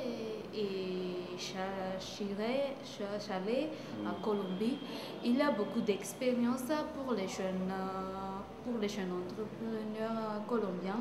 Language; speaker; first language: French; non-native, local second language; Malagasy